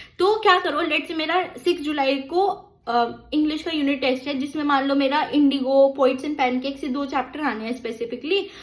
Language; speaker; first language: Hindi; native; Hindi